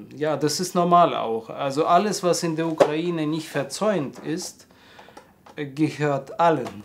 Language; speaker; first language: German; non-native, fluent; Russian